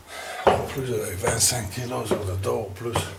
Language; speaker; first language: French; non-native, fluent; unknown